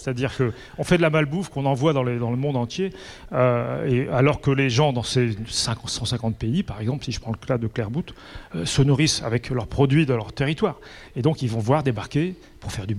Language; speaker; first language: French; native; French